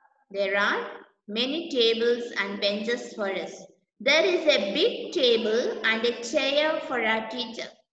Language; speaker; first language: English; non-native, local second language; Malayalam